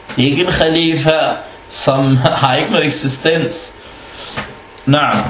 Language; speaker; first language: Danish; non-native, fluent; Arabic